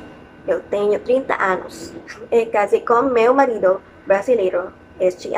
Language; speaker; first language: Portuguese; non-native, learner; Filipino